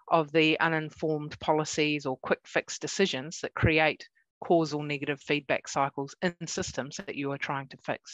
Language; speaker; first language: English; native; English